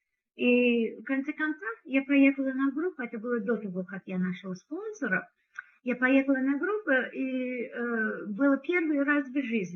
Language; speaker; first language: Russian; non-native, learner; English